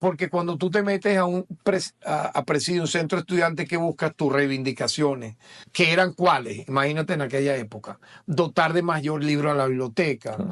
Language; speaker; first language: Spanish; native; Spanish